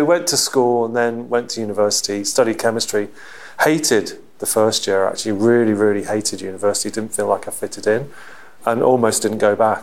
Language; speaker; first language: English; native; English